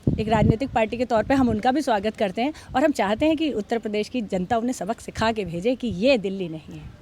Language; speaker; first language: Hindi; native; Hindi